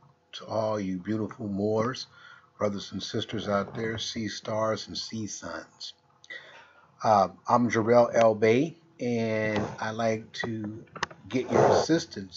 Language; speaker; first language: English; native; English